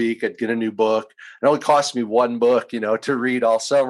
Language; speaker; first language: English; native; English